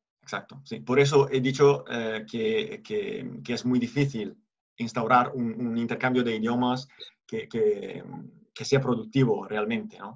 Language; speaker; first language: Spanish; non-native, fluent; Italian